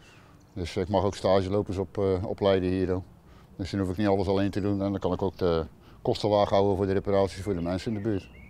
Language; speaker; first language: Dutch; native; Dutch